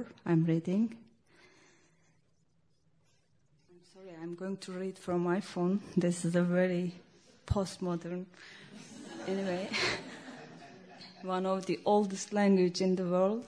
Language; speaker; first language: English; non-native, fluent; Turkish